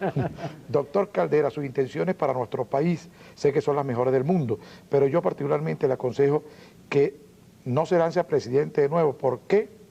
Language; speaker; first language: Spanish; native; Spanish